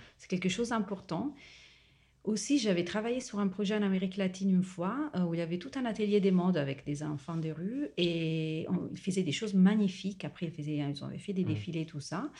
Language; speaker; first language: French; non-native, fluent; Italian